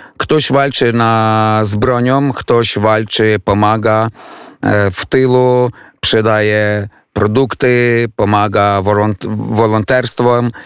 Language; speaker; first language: Polish; non-native, fluent; Ukrainian